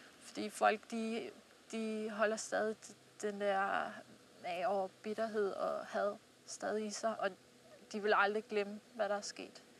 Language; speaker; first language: Danish; early bilingual, other home language; Bosnian